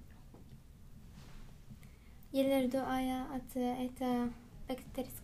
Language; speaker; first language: Swedish; non-native, learner; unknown